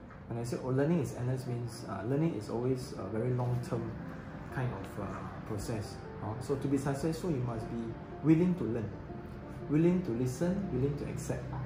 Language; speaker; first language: English; non-native, local second language; Chinese